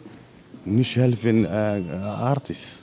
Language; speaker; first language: German; non-native, learner; Somali